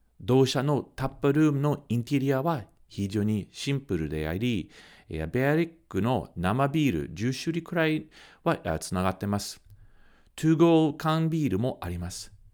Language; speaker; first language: Japanese; non-native, fluent; English